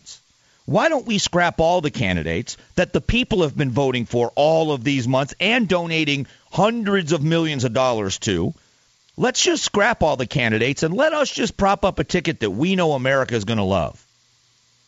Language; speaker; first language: English; native; English